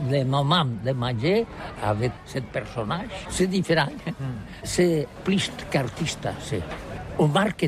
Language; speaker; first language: French; non-native, learner; Catalan